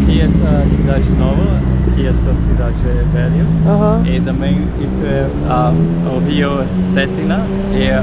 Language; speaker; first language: Portuguese; non-native, fluent; Croatian